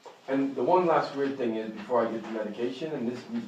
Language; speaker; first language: English; native; English